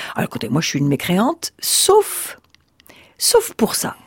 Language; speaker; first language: French; early bilingual, other home language; Russian